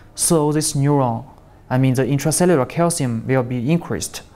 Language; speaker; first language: English; non-native, learner; Chinese